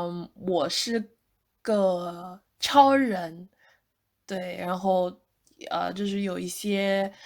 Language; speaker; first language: Chinese; non-native, fluent; English